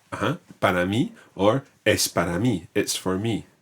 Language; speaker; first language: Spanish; non-native, fluent; English